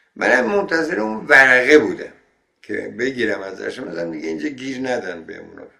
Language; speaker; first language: Persian; non-native, local second language; Azerbaijani